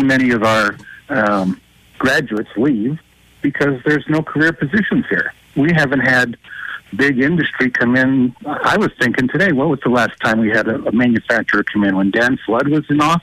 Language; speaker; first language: English; native; English